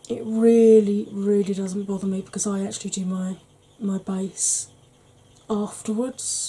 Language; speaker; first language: English; native; English